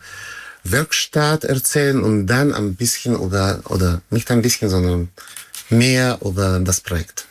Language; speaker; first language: German; non-native, learner; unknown